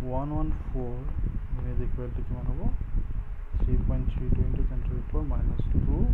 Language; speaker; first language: English; non-native, local second language; Assamese